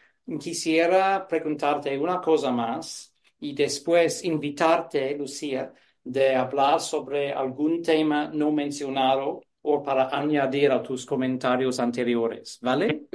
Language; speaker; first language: Spanish; non-native, fluent; English